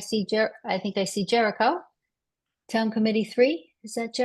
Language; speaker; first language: English; native; English